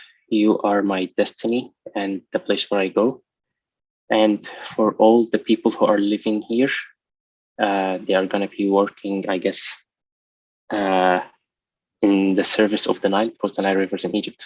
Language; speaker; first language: English; non-native, local second language; Arabic